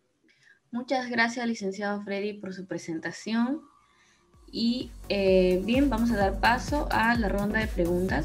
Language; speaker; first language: Spanish; native; Spanish